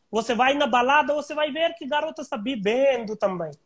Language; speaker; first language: Portuguese; non-native, learner; Hindi